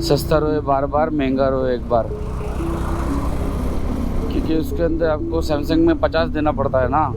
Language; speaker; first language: Hindi; native; Hindi